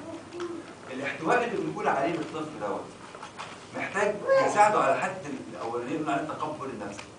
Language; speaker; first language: Arabic; native; Arabic